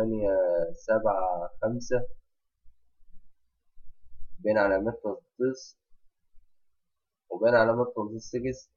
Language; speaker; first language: Arabic; native; Arabic